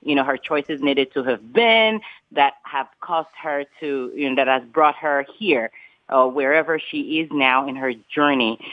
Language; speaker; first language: English; non-native, local second language; Yoruba